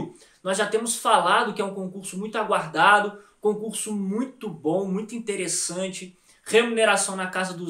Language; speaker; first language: Portuguese; native; Portuguese